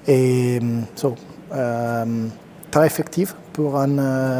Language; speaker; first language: French; non-native, learner; Italian